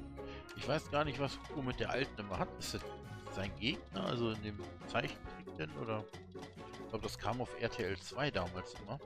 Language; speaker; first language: German; native; German